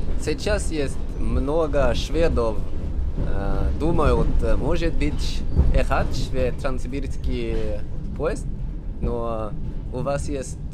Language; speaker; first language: Russian; non-native, learner; Swedish